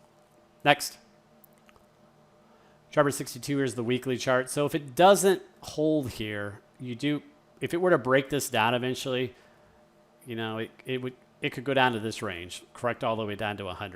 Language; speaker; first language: English; native; English